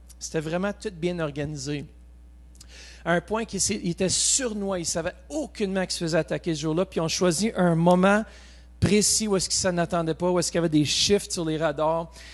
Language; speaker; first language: French; native; French